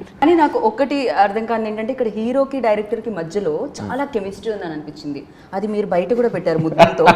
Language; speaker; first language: Telugu; native; Telugu